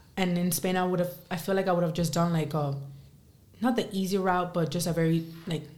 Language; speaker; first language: English; early bilingual, other home language; Spanish